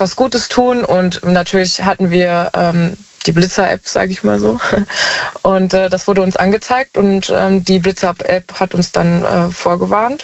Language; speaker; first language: German; native; German